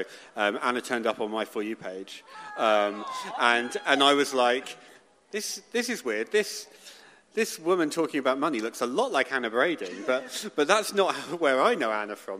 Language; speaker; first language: English; native; English